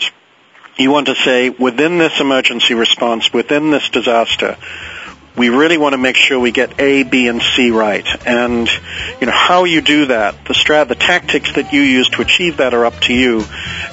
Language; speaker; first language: English; native; English